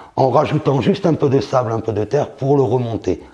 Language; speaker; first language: French; native; French